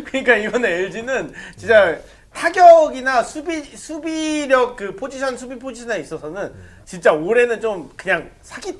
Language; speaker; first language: Korean; native; Korean